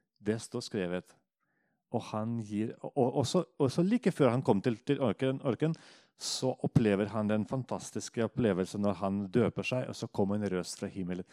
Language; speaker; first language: Norwegian; non-native, fluent; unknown